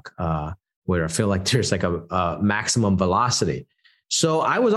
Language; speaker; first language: English; non-native, local second language; Cantonese